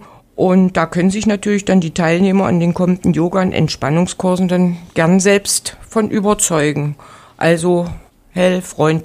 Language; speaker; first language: German; native; German